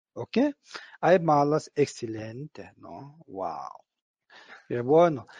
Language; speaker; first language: Spanish; non-native, learner; Tibetan